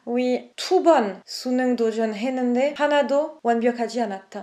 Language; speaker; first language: Korean; non-native, learner; French